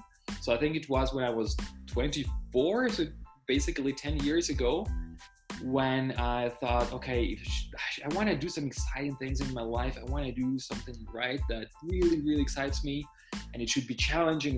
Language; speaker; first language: English; non-native, fluent; Russian